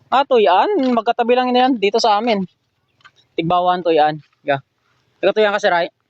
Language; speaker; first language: Filipino; non-native, local second language; Hiligaynon